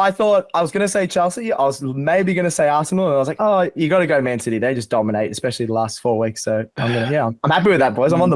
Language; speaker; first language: English; native; English